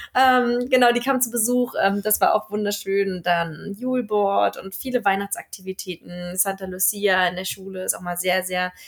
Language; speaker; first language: German; native; German